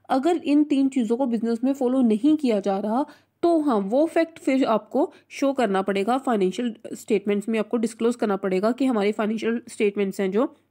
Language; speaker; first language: Hindi; non-native, local second language; Punjabi